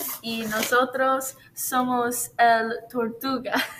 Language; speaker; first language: Spanish; non-native, learner; English